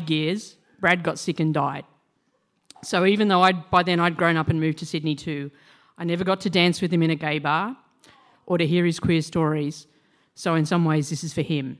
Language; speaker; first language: English; native; English